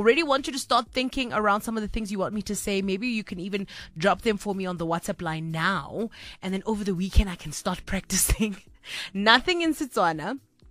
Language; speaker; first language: English; non-native, local second language; Tswana